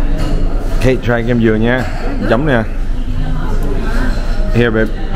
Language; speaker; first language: Vietnamese; early bilingual, heritage; Vietnamese